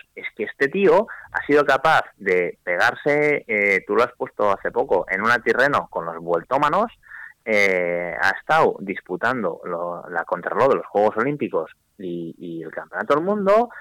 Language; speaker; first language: Spanish; native; Spanish